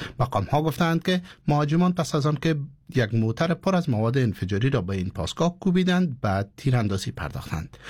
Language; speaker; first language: Persian; native; Persian